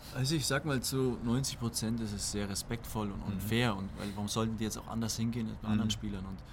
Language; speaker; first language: German; native; German